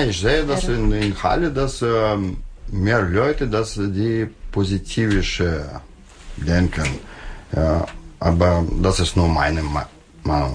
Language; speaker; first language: German; non-native, learner; Russian